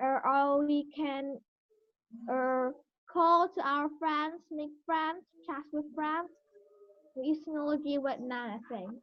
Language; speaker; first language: English; non-native, learner; Vietnamese